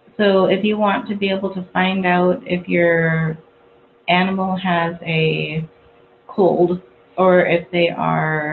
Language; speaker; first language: English; native; English